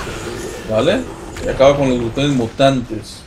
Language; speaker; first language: Spanish; native; Spanish